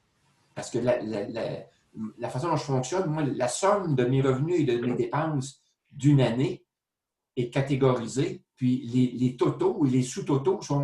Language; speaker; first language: French; native; French